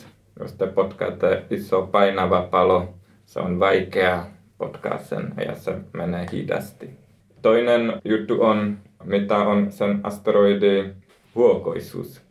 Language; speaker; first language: Finnish; non-native, learner; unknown